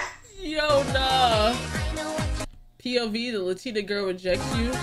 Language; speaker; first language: English; native; English